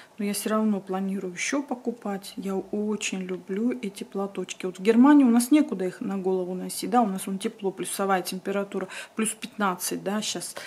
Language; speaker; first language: Russian; native; Russian